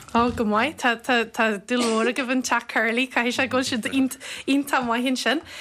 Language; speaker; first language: Irish; native; Irish